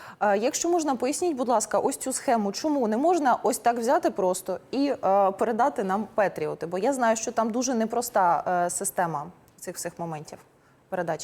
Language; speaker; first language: Ukrainian; native; Ukrainian